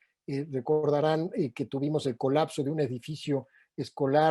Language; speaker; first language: Spanish; native; Spanish